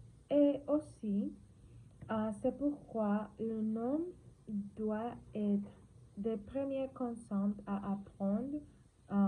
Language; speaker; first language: French; non-native, learner; Spanish